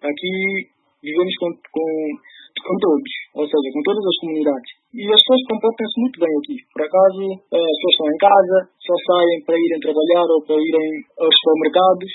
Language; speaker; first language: Portuguese; early bilingual, other home language; Upper Guinea Crioulo